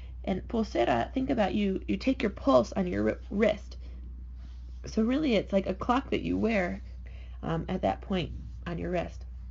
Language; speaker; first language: English; native; English